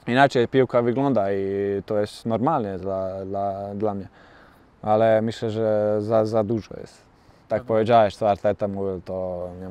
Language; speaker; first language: Polish; non-native, learner; Bosnian